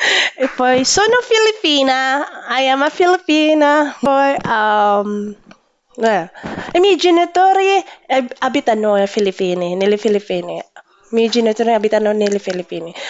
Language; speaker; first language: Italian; non-native, learner; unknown